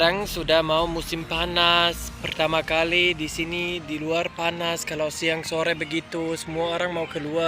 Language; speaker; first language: Indonesian; non-native, fluent; German